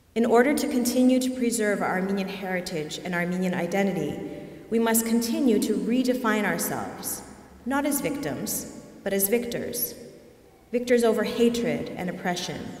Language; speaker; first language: English; native; English